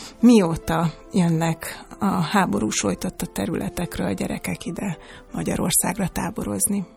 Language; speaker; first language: Hungarian; native; Hungarian